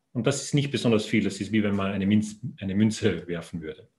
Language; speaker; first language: German; native; German